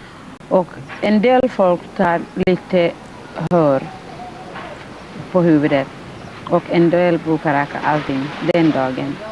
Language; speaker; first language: Swedish; non-native, fluent; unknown